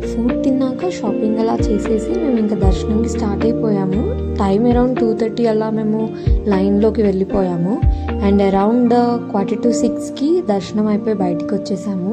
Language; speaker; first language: Telugu; native; Telugu